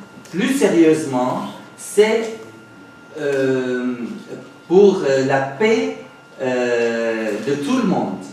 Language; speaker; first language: French; non-native, fluent; Arabic